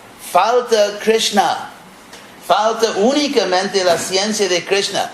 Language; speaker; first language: Spanish; non-native, fluent; English